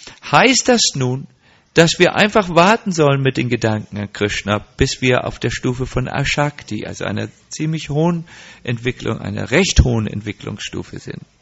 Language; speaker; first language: German; native; German